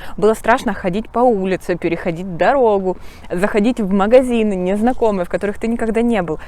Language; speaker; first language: Russian; native; Russian